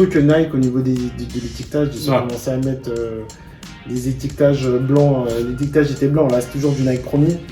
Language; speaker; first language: French; native; French